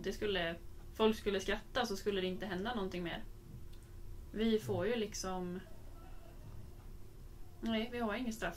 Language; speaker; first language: Swedish; native; Swedish